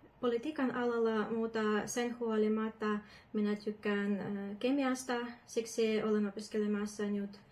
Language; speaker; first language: Finnish; non-native, learner; Ukrainian